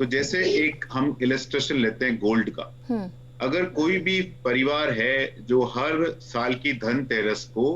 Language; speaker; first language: Hindi; native; Hindi